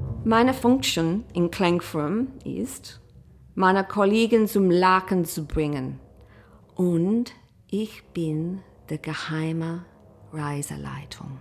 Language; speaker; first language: German; non-native, fluent; English